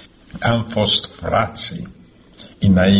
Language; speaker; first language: Romanian; non-native, learner; Slovak